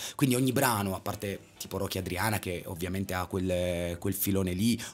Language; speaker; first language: Italian; native; Italian